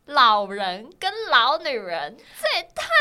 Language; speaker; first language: Chinese; native; Chinese